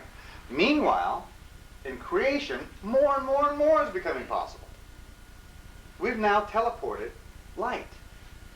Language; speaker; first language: English; native; English